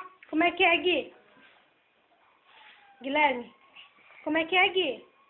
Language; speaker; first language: Portuguese; native; Portuguese